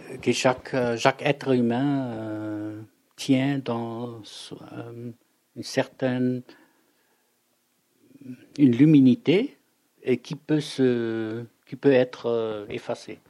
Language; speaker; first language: French; non-native, fluent; German